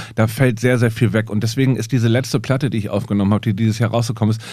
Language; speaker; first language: German; native; German